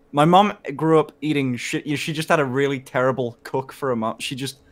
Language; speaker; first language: English; native; English